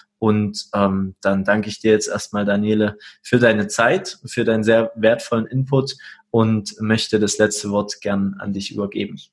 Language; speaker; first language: German; native; German